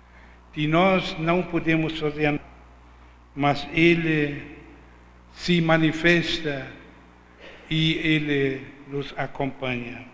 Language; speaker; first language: Portuguese; non-native, fluent; German